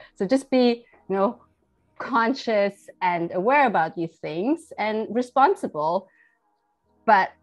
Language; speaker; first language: English; early bilingual, heritage; Chinese